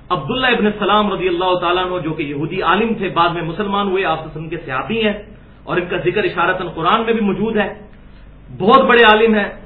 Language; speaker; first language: Urdu; native; Urdu